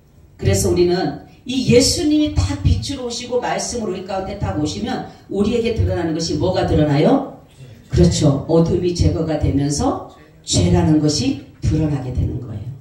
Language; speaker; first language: Korean; native; Korean